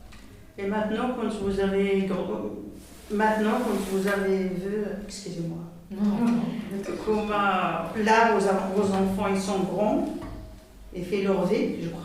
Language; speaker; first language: French; non-native, learner; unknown